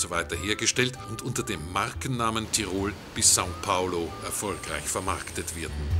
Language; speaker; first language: German; native; German